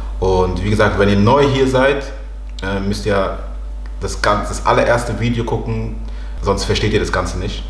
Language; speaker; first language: German; early bilingual, other home language; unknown